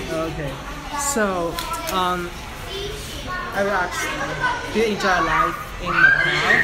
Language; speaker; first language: English; non-native, fluent; Cantonese